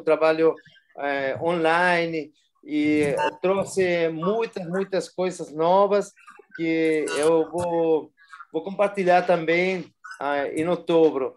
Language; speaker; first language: Portuguese; non-native, fluent; Spanish